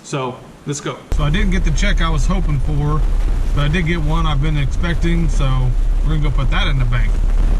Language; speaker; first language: English; native; English